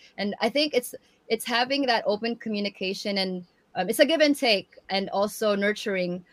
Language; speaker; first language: English; early bilingual, other home language; Waray